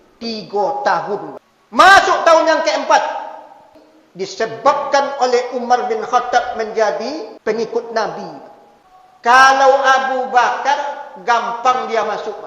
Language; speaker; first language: Malay; non-native, local second language; Minangkabau